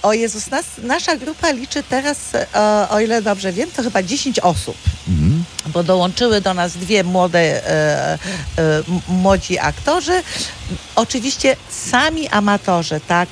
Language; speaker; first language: Polish; non-native, local second language; Kashubian